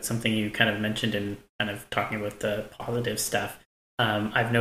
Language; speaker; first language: English; native; English